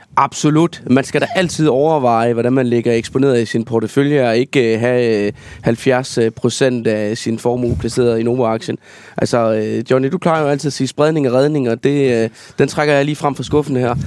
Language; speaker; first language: Danish; native; Danish